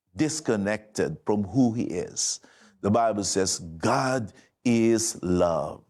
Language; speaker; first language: English; non-native, local second language; Filipino